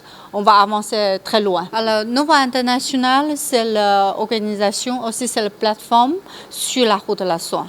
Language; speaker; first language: French; non-native, learner; Chinese